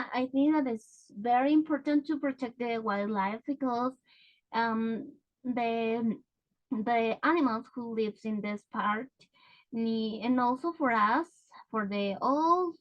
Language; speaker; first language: English; non-native, learner; Spanish